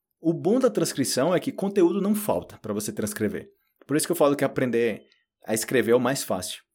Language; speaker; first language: Portuguese; native; Portuguese